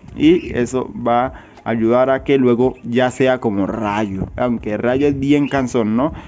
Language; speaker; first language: Spanish; native; Spanish